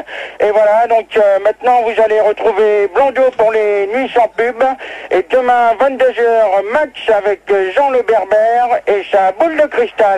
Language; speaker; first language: French; native; French